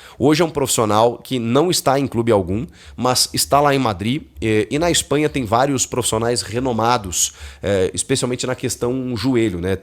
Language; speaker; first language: Portuguese; native; Portuguese